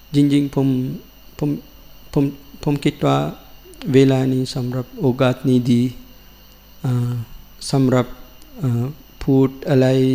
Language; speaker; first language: Thai; non-native, learner; Sinhala